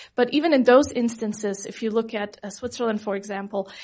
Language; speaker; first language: English; non-native, fluent; German